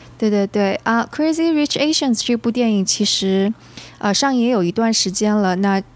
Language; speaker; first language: Chinese; native; Chinese